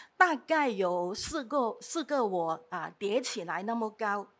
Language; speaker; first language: Chinese; non-native, fluent; Cantonese